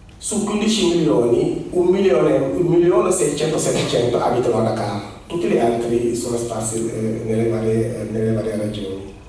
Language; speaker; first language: Italian; non-native, fluent; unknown